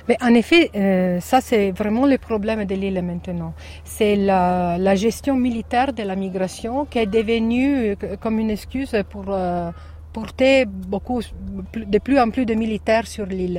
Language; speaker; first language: French; non-native, learner; Italian